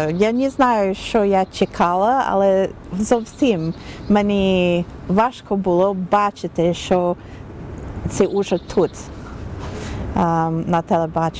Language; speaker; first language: Ukrainian; non-native, learner; English